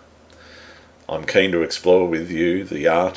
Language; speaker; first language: English; native; English